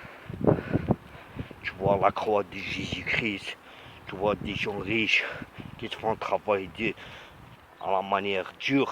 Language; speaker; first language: French; non-native, local second language; Arabic